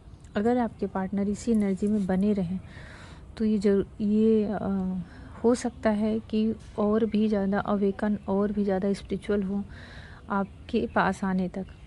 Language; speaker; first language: Hindi; native; Hindi